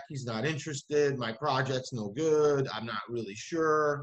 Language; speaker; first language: English; native; English